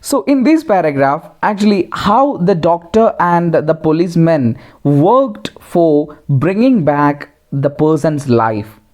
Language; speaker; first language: English; non-native, local second language; Malayalam